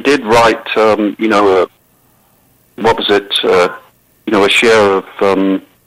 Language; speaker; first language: English; native; English